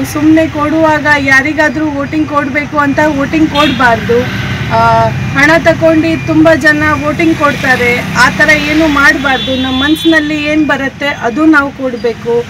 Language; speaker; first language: Kannada; non-native, local second language; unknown